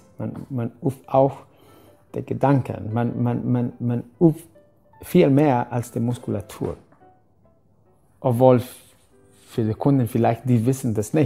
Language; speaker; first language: German; non-native, fluent; Spanish